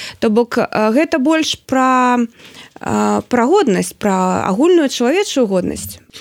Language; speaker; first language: Belarusian; non-native, local second language; Russian